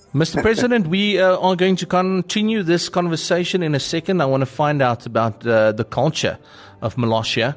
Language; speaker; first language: English; non-native, local second language; Afrikaans